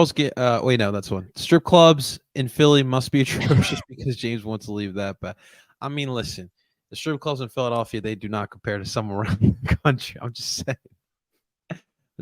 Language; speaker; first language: English; native; English